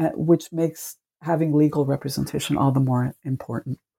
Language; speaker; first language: English; early bilingual, other home language; Spanish